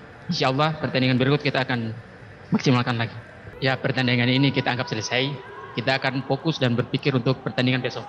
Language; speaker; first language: Indonesian; native; Indonesian